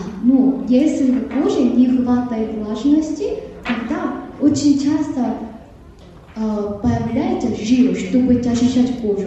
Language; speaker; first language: Russian; non-native, fluent; Korean